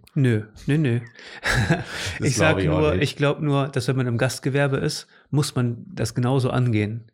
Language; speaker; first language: German; early bilingual, other home language; Portuguese